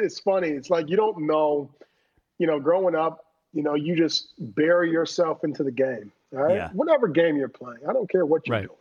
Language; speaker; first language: English; native; English